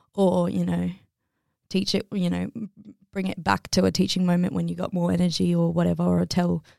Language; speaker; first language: English; native; English